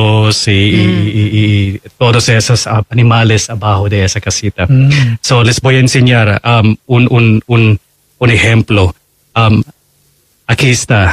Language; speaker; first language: Spanish; non-native, fluent; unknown